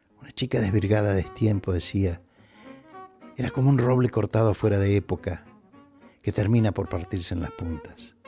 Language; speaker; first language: Spanish; native; Spanish